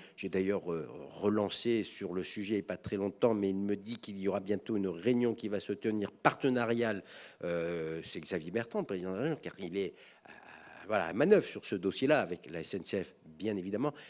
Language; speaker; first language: French; native; French